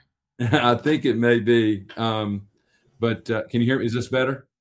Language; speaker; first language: English; native; English